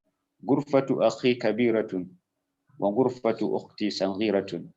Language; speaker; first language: Arabic; non-native, learner; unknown